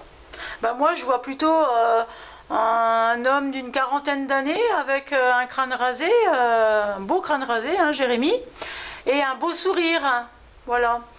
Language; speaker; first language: French; native; French